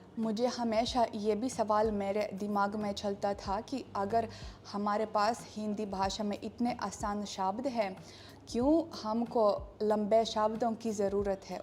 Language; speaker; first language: Hindi; non-native, fluent; Russian